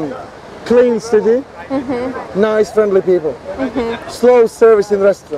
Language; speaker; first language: English; non-native, fluent; Serbian